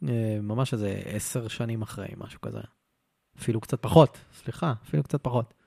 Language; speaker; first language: Hebrew; native; Hebrew